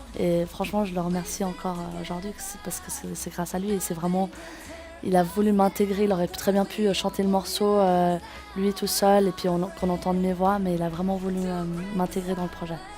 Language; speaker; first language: French; native; French